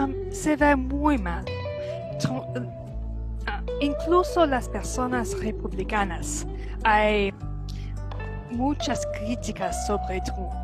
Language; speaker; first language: Spanish; non-native, fluent; English